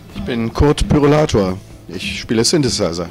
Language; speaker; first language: German; native; German